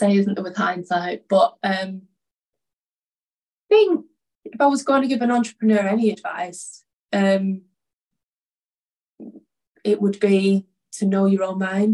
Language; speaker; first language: English; native; English